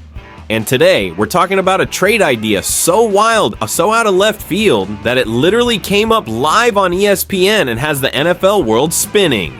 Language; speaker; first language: English; native; English